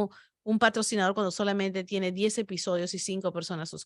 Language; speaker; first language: Spanish; native; Spanish